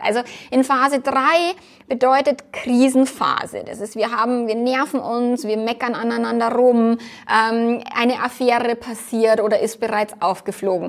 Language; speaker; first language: German; native; German